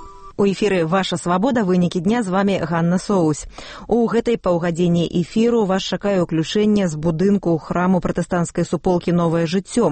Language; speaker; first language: Belarusian; native; Belarusian